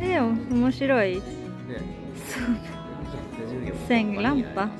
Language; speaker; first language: Swedish; non-native, learner; Japanese